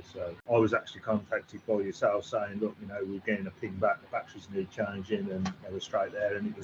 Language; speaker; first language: English; native; English